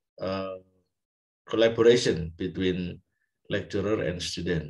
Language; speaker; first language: English; non-native, fluent; Indonesian